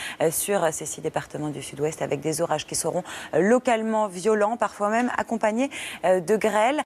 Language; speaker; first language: French; native; French